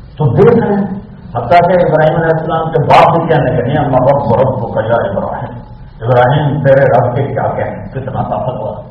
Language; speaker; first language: Urdu; non-native, local second language; Punjabi